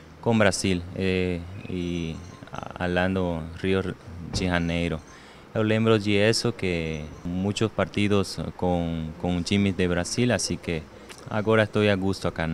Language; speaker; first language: Portuguese; non-native, learner; Spanish